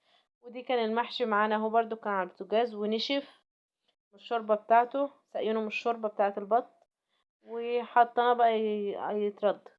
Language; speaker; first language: Arabic; native; Arabic